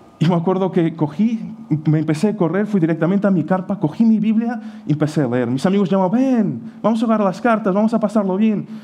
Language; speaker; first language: Spanish; non-native, fluent; Ukrainian